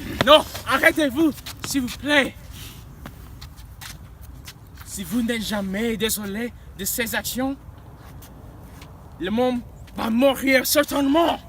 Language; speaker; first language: French; non-native, learner; English